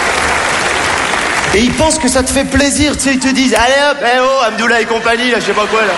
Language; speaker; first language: French; native; French